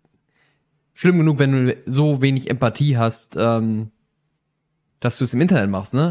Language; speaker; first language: German; native; German